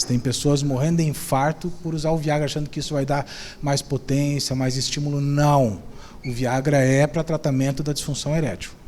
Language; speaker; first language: Portuguese; native; Portuguese